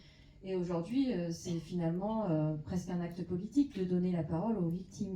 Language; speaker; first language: French; native; French